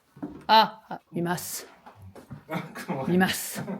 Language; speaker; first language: Japanese; non-native, learner; French